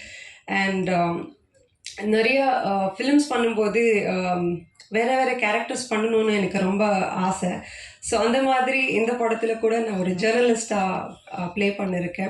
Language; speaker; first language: Tamil; non-native, fluent; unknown